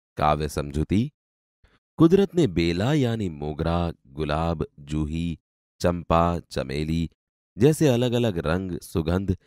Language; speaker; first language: Hindi; non-native, local second language; Gujarati